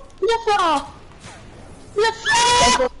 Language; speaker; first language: Italian; native; Italian